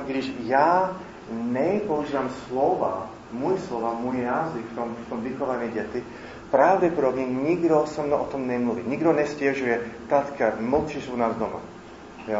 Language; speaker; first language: Czech; non-native, fluent; English